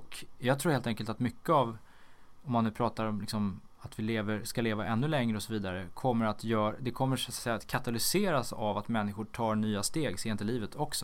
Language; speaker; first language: Swedish; native; Swedish